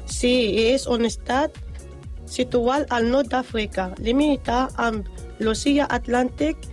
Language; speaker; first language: Catalan; non-native, learner; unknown